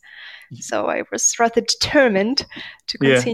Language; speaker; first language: English; non-native, fluent; Russian